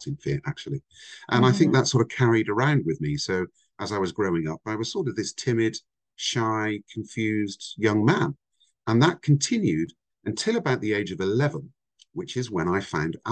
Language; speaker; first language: English; native; English